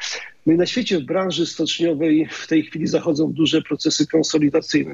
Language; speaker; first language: Polish; native; Polish